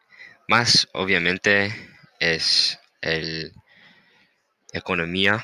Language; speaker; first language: Spanish; non-native, learner; English